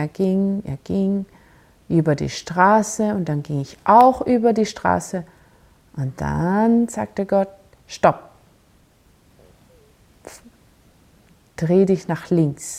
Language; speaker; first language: German; non-native, fluent; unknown